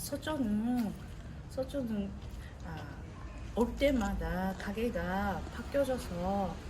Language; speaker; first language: Korean; non-native, learner; Japanese